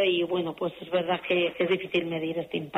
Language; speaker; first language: Spanish; native; Spanish